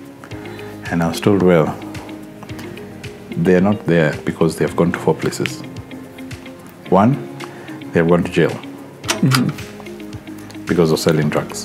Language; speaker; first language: English; non-native, local second language; Swahili